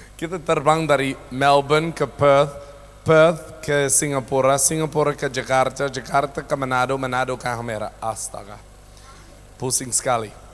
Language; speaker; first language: Indonesian; non-native, local second language; English